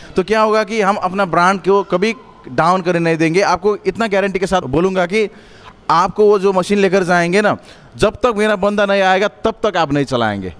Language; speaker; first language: Hindi; non-native, fluent; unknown